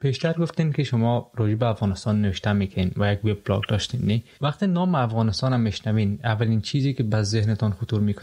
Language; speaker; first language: Persian; native; Persian